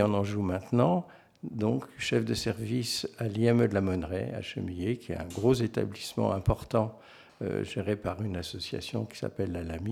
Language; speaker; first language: French; native; French